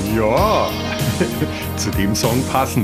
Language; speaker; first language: German; native; German